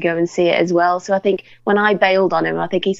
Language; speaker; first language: English; native; English